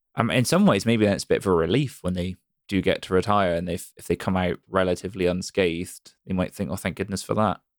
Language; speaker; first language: English; native; English